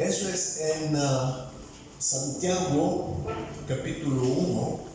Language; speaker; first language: Spanish; non-native, fluent; Bulgarian